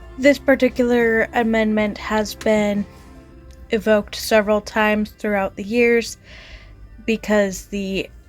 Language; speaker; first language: English; native; English